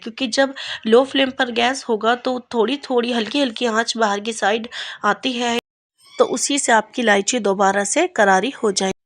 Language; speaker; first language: Hindi; native; Hindi